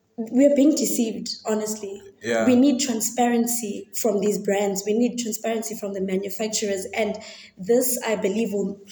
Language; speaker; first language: English; non-native, local second language; Xhosa